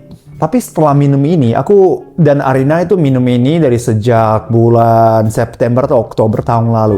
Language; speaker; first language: Indonesian; non-native, fluent; Japanese